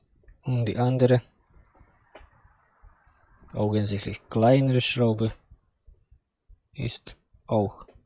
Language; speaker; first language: German; non-native, fluent; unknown